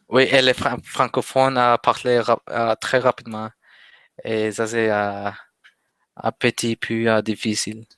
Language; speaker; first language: French; non-native, learner; Spanish